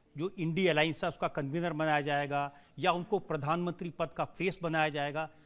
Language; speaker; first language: Hindi; native; Hindi